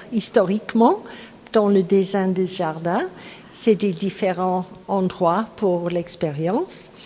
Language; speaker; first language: French; non-native, fluent; English